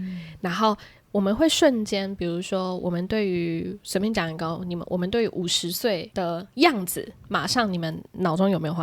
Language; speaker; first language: Chinese; native; Chinese